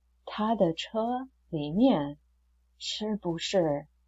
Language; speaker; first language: Chinese; non-native, fluent; English